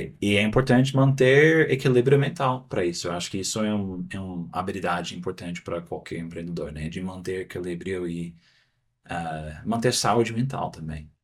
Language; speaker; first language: Portuguese; non-native, fluent; English